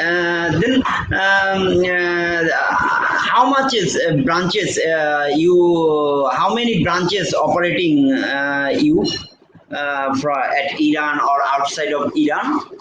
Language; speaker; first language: English; non-native, local second language; Bangla